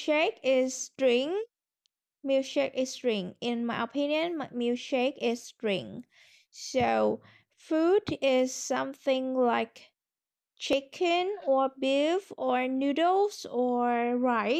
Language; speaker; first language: English; non-native, learner; Vietnamese